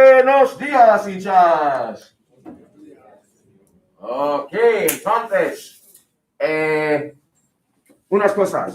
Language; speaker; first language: Spanish; non-native, fluent; English